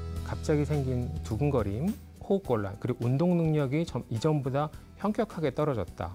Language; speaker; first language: Korean; native; Korean